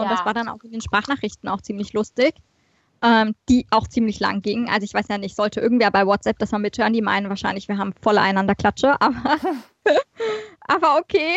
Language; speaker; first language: German; native; German